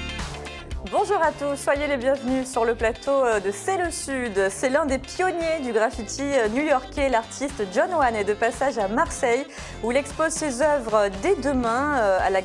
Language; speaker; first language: French; native; French